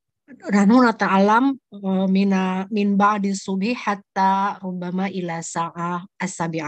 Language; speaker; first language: Arabic; non-native, learner; Indonesian